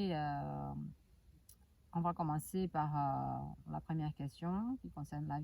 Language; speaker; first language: French; native; French